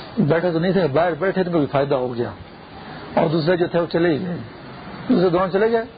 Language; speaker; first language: Urdu; non-native, local second language; Pashto